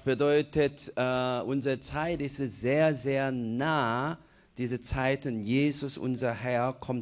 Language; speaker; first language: German; non-native, fluent; Korean